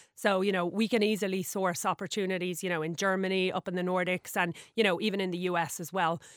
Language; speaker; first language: English; native; English